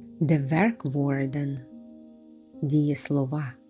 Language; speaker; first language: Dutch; non-native, fluent; Ukrainian